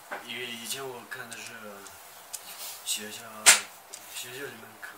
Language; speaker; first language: Chinese; non-native, local second language; Tibetan